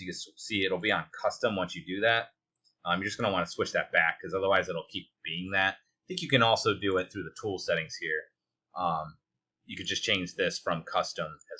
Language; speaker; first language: English; native; English